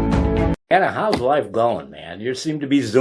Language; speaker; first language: English; native; English